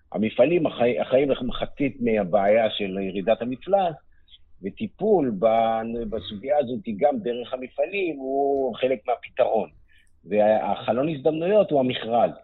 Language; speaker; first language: Hebrew; native; Hebrew